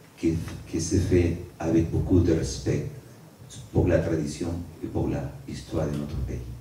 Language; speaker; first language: French; non-native, learner; Spanish